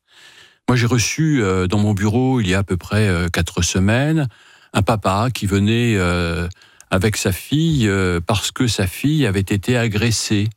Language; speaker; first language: French; native; French